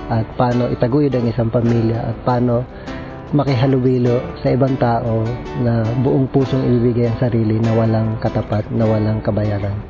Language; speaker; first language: English; non-native, local second language; Filipino